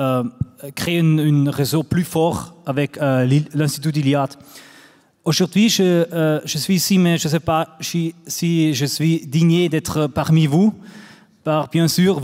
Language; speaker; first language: French; non-native, fluent; German